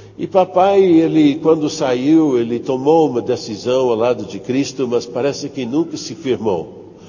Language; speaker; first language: Portuguese; non-native, fluent; English